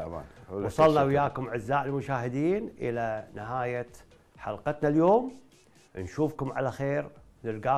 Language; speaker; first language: Arabic; native; Arabic